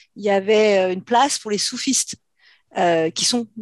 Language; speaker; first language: French; native; French